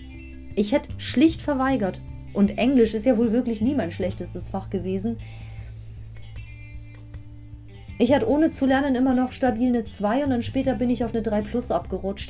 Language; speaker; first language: German; native; German